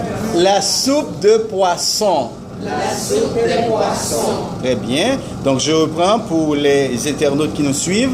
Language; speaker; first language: French; non-native, fluent; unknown